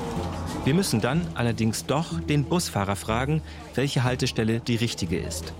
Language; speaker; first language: German; native; German